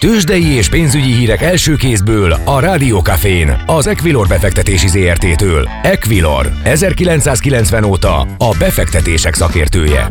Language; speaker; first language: Hungarian; native; Hungarian